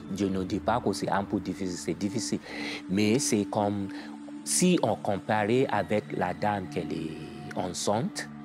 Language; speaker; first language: French; non-native, learner; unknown